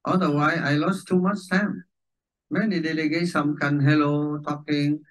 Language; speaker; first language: English; non-native, learner; Vietnamese